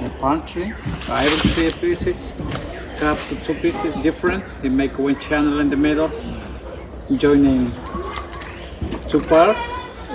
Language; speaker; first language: English; non-native, learner; Spanish